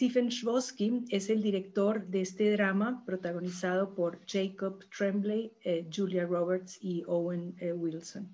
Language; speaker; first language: Spanish; native; Spanish